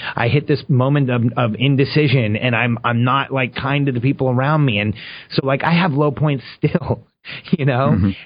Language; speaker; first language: English; early bilingual, other home language; Spanish